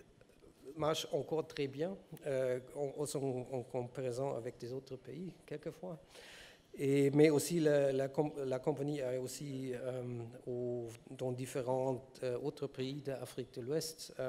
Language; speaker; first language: French; non-native, learner; German